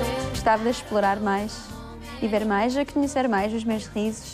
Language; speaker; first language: Portuguese; early bilingual, heritage; Portuguese